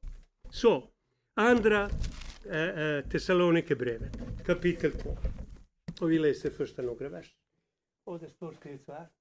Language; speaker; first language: Swedish; non-native, fluent; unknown